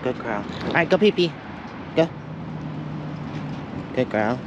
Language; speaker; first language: English; native; English